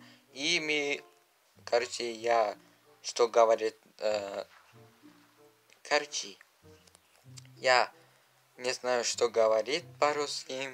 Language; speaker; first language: Russian; non-native, learner; Uzbek